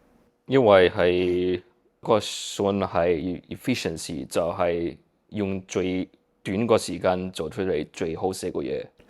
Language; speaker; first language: Cantonese; early bilingual, heritage; Cantonese